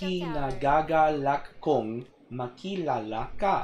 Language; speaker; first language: Filipino; non-native, learner; English